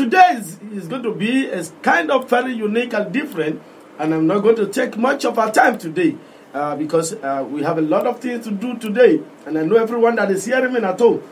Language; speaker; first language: English; non-native, local second language; Yoruba